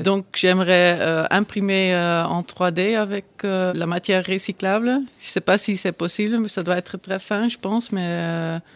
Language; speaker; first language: French; non-native, learner; Dutch